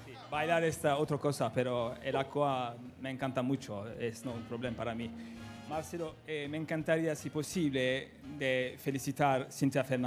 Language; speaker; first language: Spanish; non-native, learner; Turkish